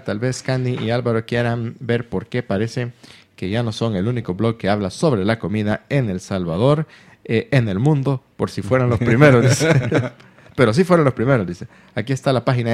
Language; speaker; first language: Spanish; native; Spanish